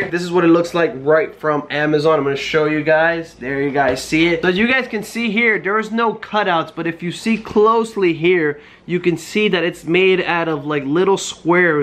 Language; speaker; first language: English; native; English